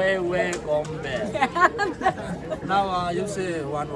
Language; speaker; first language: English; non-native, fluent; Nepali